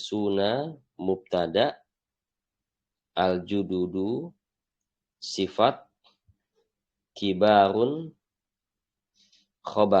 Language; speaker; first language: Arabic; non-native, fluent; Indonesian